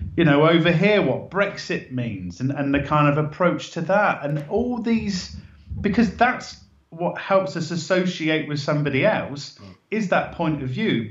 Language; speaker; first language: English; native; English